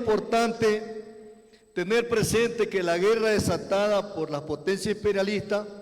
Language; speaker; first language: Spanish; native; Spanish